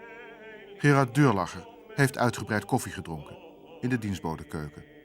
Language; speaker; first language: Dutch; native; Dutch